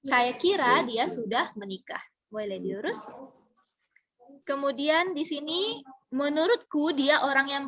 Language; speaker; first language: Indonesian; non-native, fluent; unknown